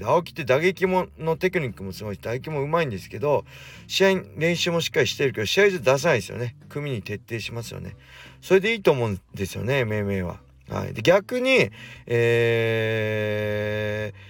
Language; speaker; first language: Japanese; native; Japanese